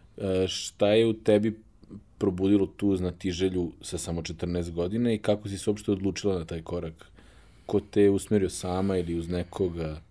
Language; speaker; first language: Serbian; native; Serbian